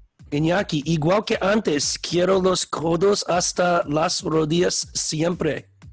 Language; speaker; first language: Spanish; non-native, learner; English